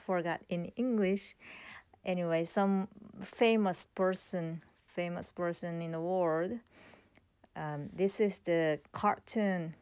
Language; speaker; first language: English; non-native, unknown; Japanese